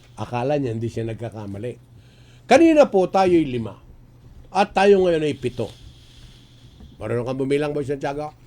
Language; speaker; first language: Filipino; non-native, local second language; Pampanga